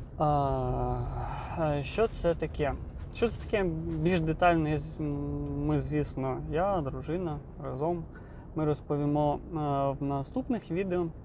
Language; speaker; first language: Ukrainian; non-native, local second language; Russian